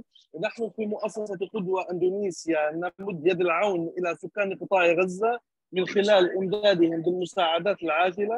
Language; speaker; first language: Arabic; native; Arabic